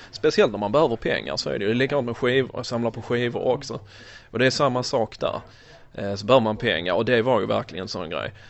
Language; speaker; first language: Swedish; early bilingual, other home language; English